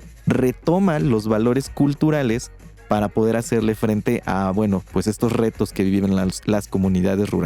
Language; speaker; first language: Spanish; native; Spanish